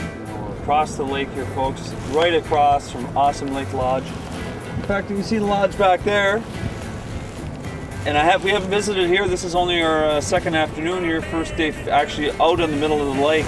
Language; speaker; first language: English; native; English